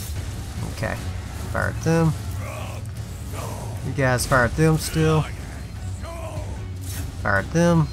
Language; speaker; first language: English; native; English